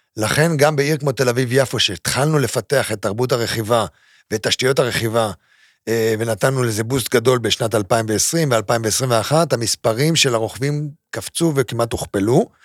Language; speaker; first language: Hebrew; native; Hebrew